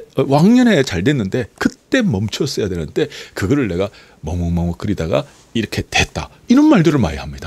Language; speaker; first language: Korean; native; Korean